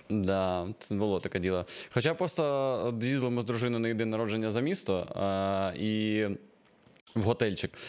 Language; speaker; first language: Ukrainian; non-native, local second language; Russian